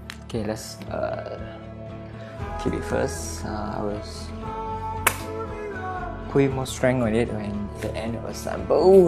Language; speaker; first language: English; non-native, local second language; Chinese